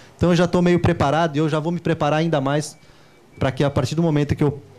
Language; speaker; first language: Portuguese; native; Portuguese